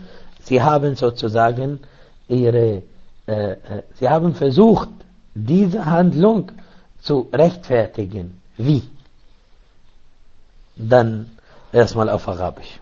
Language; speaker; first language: German; non-native, fluent; Arabic